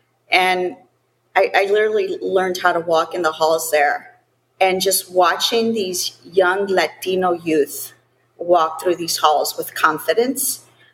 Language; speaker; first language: English; early bilingual, other home language; Spanish